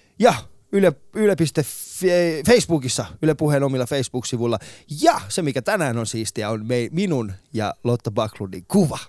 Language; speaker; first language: Finnish; early bilingual, other home language; Persian